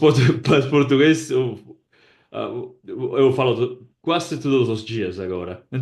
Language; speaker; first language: Portuguese; non-native, fluent; Basque